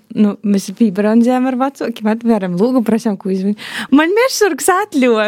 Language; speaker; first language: Latvian; native; Latvian